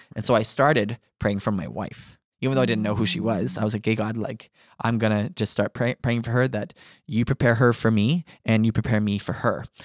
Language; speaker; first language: English; native; English